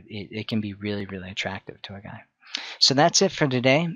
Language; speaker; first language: English; native; English